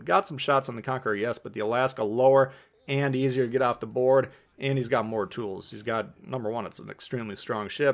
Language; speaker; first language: English; native; English